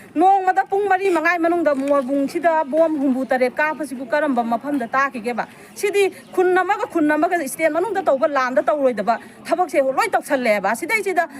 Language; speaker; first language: Manipuri; native; Manipuri